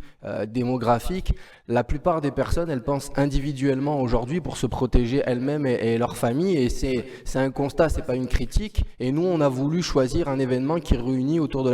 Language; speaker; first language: French; native; French